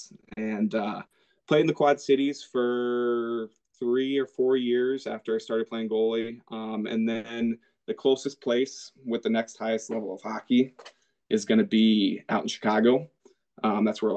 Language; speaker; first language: English; native; English